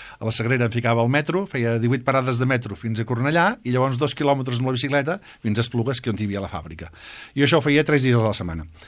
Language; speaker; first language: Catalan; native; Catalan